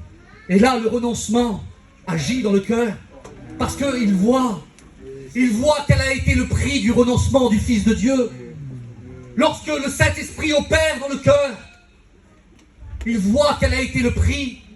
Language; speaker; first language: French; native; French